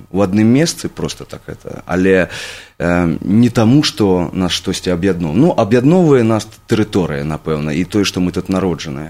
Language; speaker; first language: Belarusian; non-native, local second language; Russian